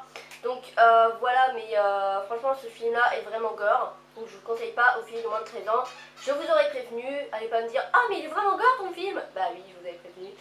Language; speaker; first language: French; native; French